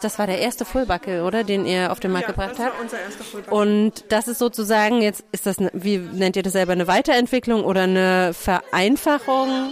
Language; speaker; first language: German; native; German